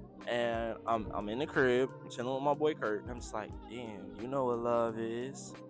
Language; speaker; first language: English; native; English